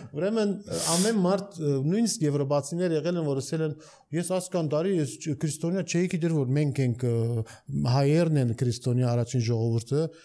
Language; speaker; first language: Armenian; early bilingual, heritage; Armenian